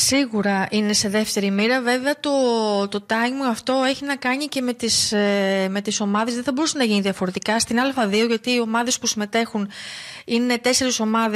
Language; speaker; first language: Greek; native; Greek